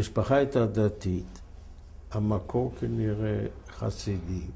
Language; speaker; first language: Hebrew; non-native, fluent; German